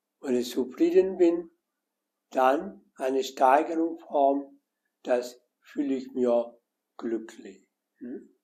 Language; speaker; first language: German; non-native, learner; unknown